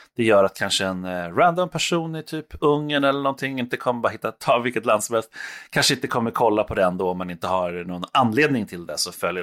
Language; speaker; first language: Swedish; native; Swedish